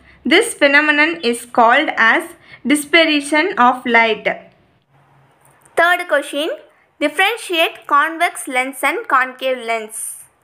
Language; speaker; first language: English; non-native, local second language; Tamil